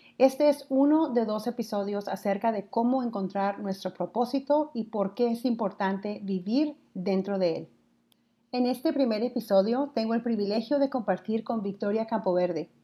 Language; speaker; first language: Spanish; early bilingual, heritage; Spanish